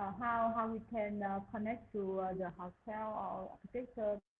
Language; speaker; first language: English; non-native, learner; Vietnamese